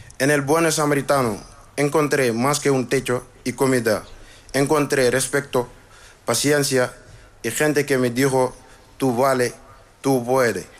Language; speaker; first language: Spanish; non-native, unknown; Wolof